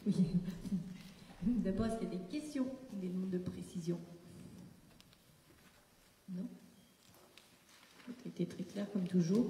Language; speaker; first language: French; native; French